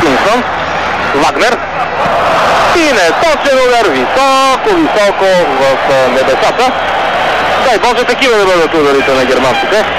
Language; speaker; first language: Bulgarian; native; Bulgarian